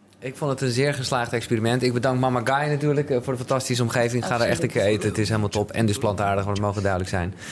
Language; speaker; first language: Dutch; native; Dutch